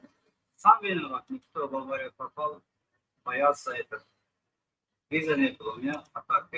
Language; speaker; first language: Russian; non-native, learner; Turkmen